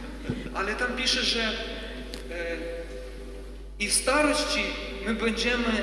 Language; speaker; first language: Polish; non-native, learner; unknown